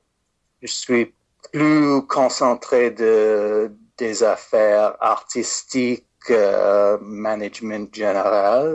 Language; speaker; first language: French; non-native, fluent; English